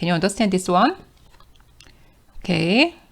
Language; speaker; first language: English; non-native, fluent; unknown